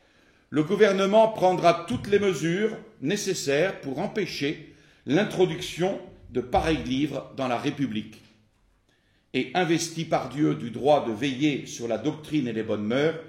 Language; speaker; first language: French; native; French